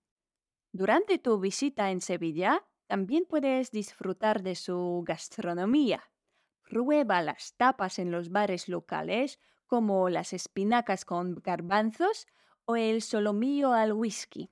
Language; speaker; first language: Spanish; non-native, fluent; Polish